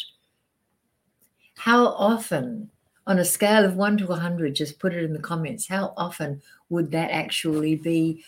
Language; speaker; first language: English; native; English